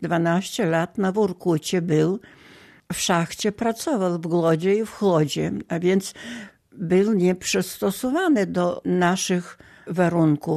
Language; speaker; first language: Polish; non-native, local second language; Ukrainian